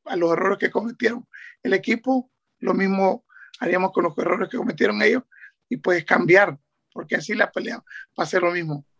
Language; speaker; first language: Spanish; native; Spanish